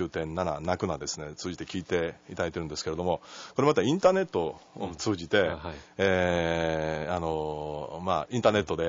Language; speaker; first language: Japanese; native; Japanese